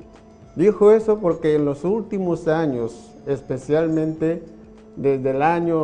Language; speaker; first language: Spanish; non-native, fluent; Chinese